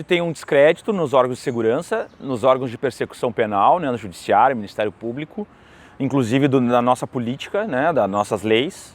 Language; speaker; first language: Portuguese; native; Portuguese